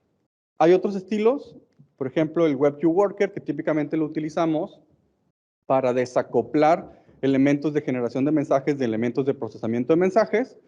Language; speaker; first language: Spanish; native; Spanish